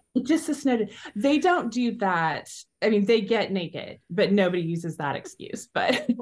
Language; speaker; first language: English; native; English